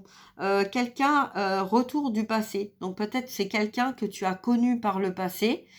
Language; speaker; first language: French; native; French